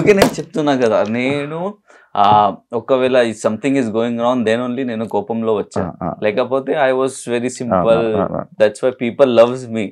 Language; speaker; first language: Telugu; non-native, fluent; Urdu